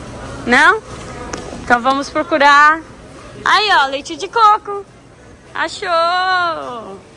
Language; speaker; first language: Portuguese; native; Portuguese